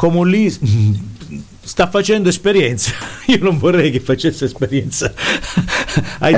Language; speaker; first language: Italian; native; Italian